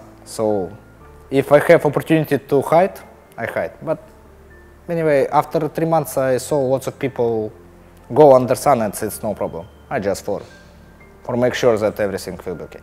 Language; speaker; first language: English; non-native, learner; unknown